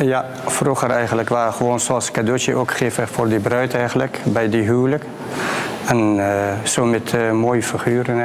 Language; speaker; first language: Dutch; non-native, learner; Persian